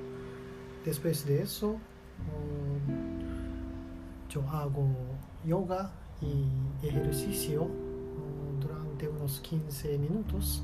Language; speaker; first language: Spanish; non-native, learner; Japanese